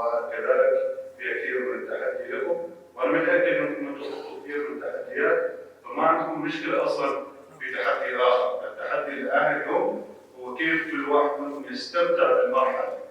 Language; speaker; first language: Arabic; native; Arabic